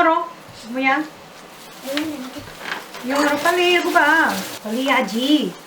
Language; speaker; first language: Korean; non-native, learner; Filipino